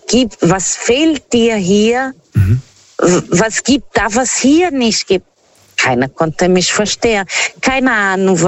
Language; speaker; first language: German; non-native, fluent; Portuguese